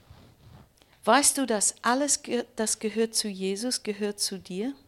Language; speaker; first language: German; non-native, learner; English